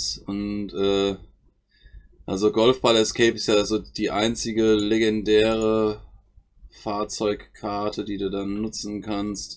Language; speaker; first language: German; native; German